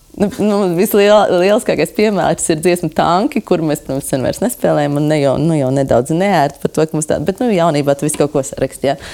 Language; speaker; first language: Latvian; native; Latvian